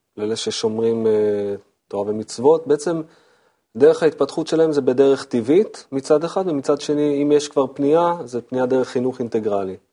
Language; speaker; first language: Hebrew; native; Hebrew